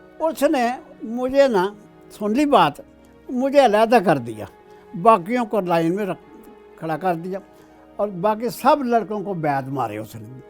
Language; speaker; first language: Urdu; non-native, local second language; Punjabi